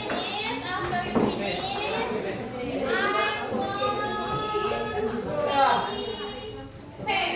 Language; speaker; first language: English; non-native, learner; Indonesian